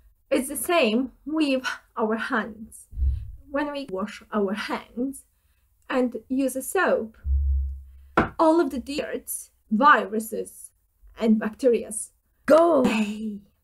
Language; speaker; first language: English; non-native, fluent; Polish